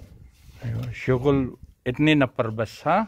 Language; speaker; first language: Arabic; non-native, learner; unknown